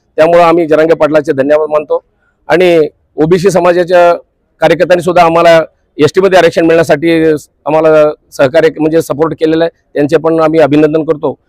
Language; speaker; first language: Marathi; non-native, local second language; Lambadi